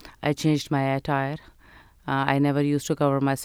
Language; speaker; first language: English; non-native, local second language; Urdu